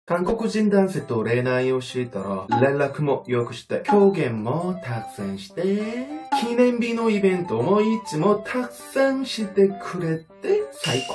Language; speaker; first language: Japanese; non-native, fluent; Korean